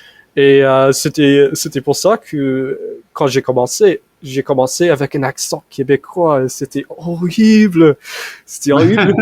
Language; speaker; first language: French; non-native, fluent; English